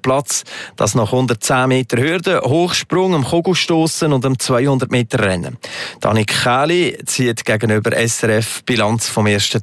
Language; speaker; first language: German; native; German